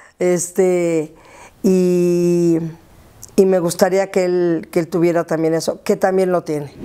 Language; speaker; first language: Spanish; native; Spanish